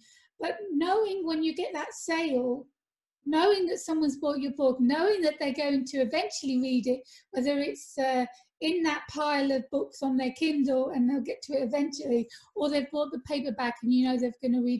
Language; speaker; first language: English; native; English